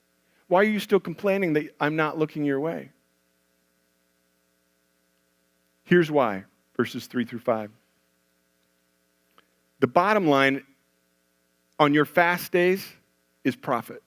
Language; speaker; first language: English; native; English